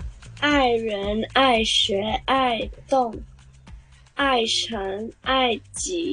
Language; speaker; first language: Chinese; non-native, local second language; Cantonese